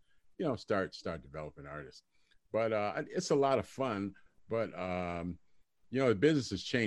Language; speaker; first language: English; native; English